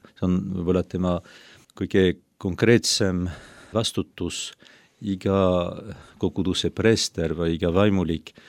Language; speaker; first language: Estonian; non-native, fluent; French